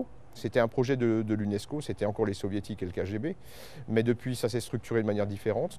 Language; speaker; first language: French; native; French